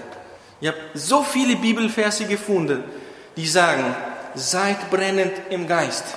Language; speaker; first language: German; non-native, fluent; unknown